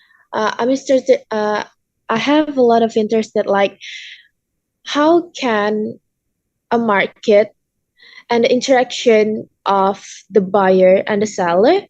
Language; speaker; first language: English; non-native, learner; Indonesian